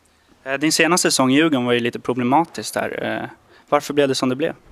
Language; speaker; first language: Swedish; native; Swedish